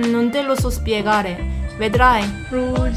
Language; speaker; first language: Italian; non-native, fluent; Korean